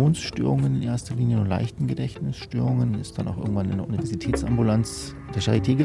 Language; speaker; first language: German; native; German